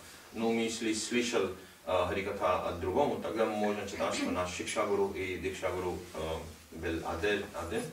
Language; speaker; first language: Russian; non-native, learner; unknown